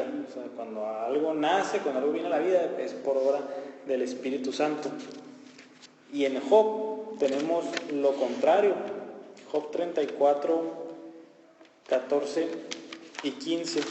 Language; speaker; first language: Spanish; native; Spanish